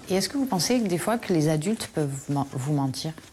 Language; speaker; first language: French; native; French